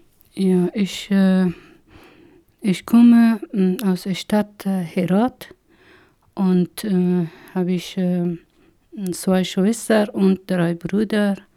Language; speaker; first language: German; non-native, learner; Persian